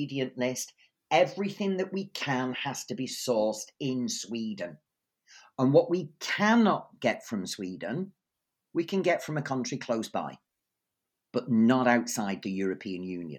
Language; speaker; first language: English; native; English